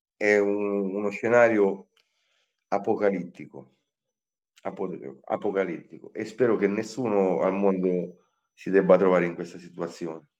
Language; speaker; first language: Italian; native; Italian